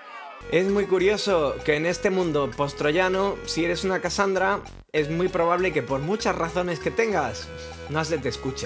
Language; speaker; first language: Spanish; native; Spanish